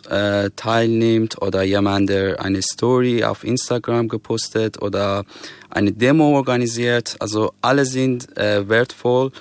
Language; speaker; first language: German; non-native, fluent; Persian